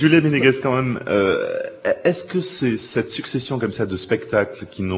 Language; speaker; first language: French; native; French